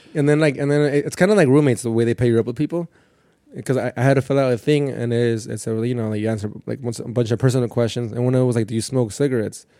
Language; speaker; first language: English; early bilingual, other home language; Spanish